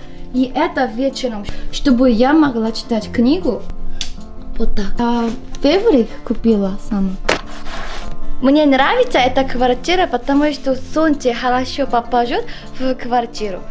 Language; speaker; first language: Russian; non-native, learner; Korean